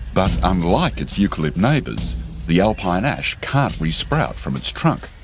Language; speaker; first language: English; native; English